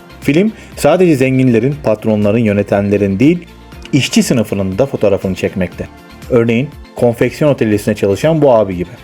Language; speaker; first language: Turkish; native; Turkish